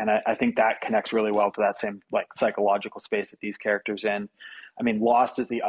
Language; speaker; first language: English; native; English